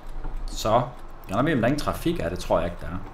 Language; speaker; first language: Danish; native; Danish